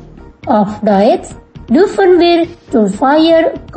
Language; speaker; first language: German; non-native, fluent; Indonesian